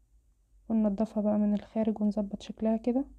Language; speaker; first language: Arabic; native; Arabic